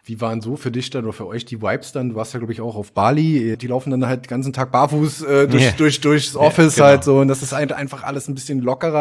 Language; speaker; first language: German; native; German